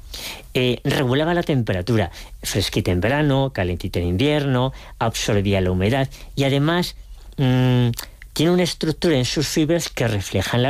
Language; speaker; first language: Spanish; native; Spanish